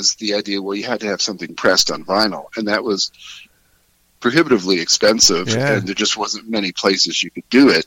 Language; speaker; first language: English; native; English